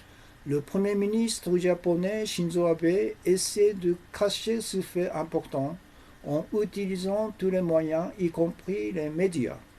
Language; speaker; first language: French; non-native, learner; Japanese